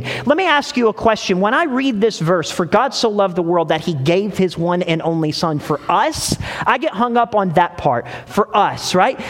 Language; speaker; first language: English; native; English